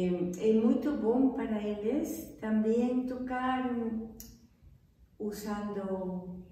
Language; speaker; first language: Portuguese; non-native, fluent; Spanish